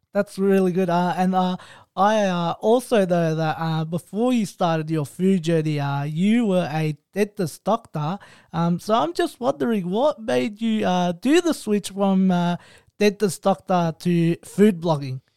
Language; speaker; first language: English; early bilingual, other home language; Arabic